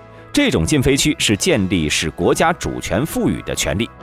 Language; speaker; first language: Chinese; native; Chinese